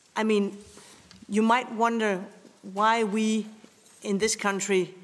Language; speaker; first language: English; non-native, fluent; Danish